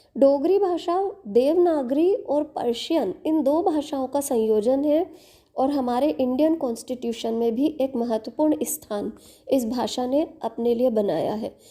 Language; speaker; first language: Hindi; native; Hindi